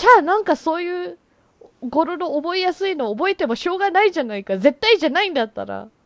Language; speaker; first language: Japanese; early bilingual, heritage; Japanese